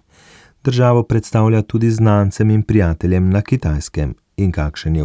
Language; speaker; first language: Slovenian; native; Slovenian